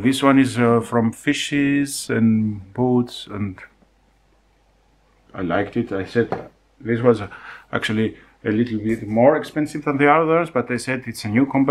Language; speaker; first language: English; non-native, fluent; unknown